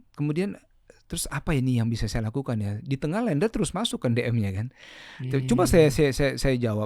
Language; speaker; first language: Indonesian; native; Indonesian